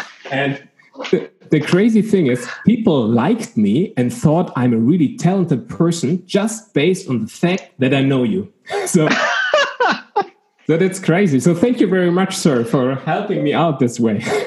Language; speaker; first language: English; non-native, fluent; German